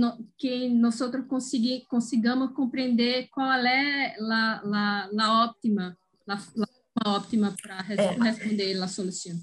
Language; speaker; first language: Spanish; non-native, learner; Portuguese